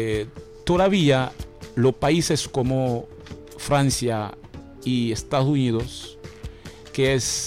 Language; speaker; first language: Spanish; non-native, fluent; Haitian Creole